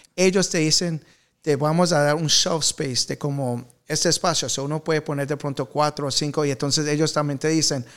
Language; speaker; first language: Spanish; early bilingual, heritage; Spanish